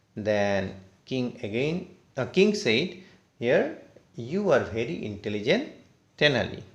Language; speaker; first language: English; non-native, local second language; Assamese